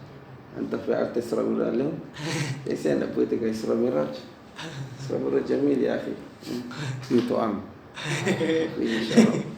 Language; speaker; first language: Arabic; non-native, fluent; Indonesian